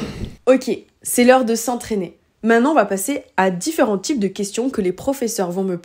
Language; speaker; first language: French; native; French